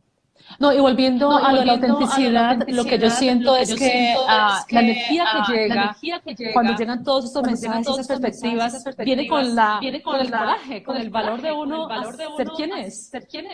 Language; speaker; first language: Spanish; native; Spanish